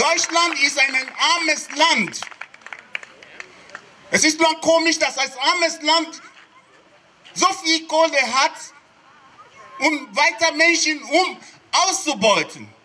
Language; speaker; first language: German; non-native, fluent; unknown